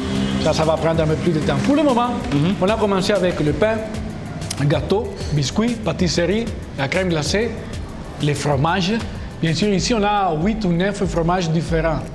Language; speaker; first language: French; non-native, fluent; Italian